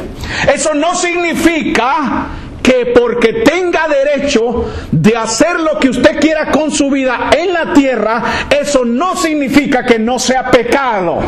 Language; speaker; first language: Spanish; native; Spanish